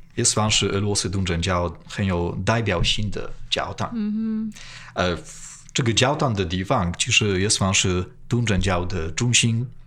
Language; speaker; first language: Chinese; non-native, fluent; Polish